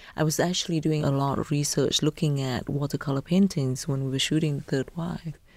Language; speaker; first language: English; non-native, fluent; Vietnamese